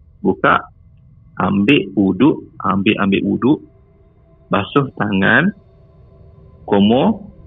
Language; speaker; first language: Malay; native; Malay